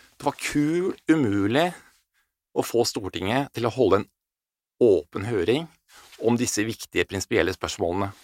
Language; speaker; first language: Norwegian; native; Norwegian